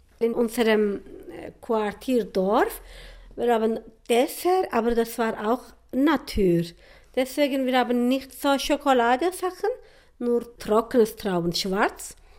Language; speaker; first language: German; non-native, learner; Turkish